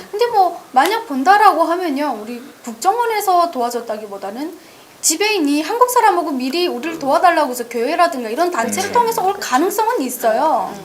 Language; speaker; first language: Korean; native; Korean